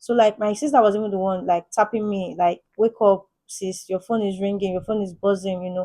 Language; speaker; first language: English; native; English